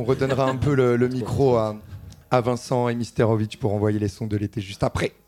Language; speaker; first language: French; native; French